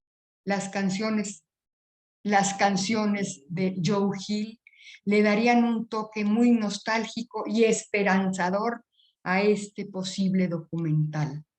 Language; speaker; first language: Spanish; native; Spanish